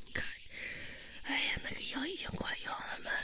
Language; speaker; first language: Chinese; early bilingual, heritage; Chinese